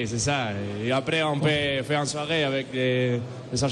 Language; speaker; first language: French; non-native, learner; Spanish